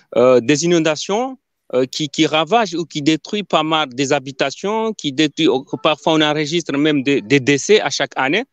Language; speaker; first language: French; non-native, local second language; Ngazidja Comorian